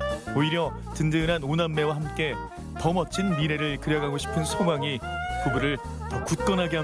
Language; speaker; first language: Korean; native; Korean